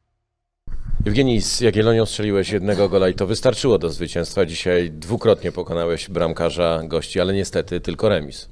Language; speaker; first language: Polish; native; Polish